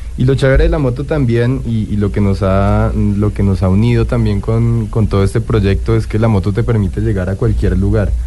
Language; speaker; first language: Spanish; native; Spanish